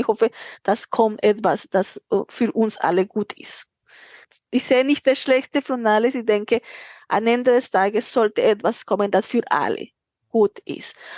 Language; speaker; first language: German; non-native, fluent; Spanish